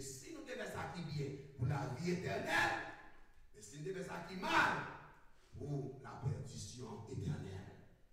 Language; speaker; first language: French; native; French